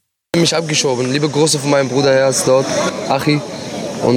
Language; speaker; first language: German; non-native, fluent; Arabic